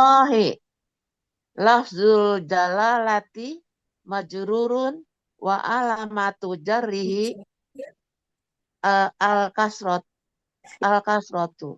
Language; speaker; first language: Arabic; non-native, learner; Indonesian